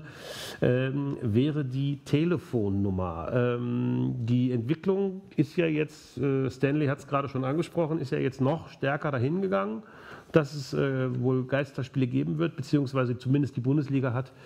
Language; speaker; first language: German; native; German